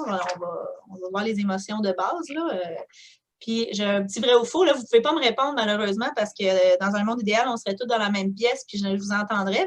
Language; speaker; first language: French; native; French